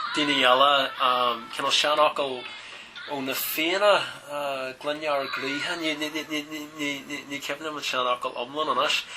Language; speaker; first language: Irish; native; Irish